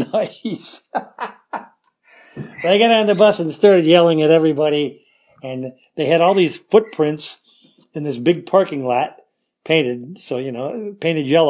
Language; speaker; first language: English; native; English